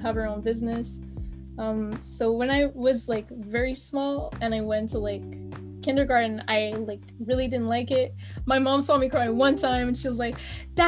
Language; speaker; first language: English; non-native, fluent; French